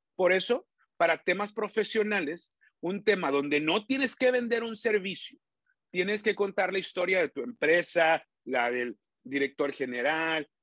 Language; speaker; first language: Spanish; native; Spanish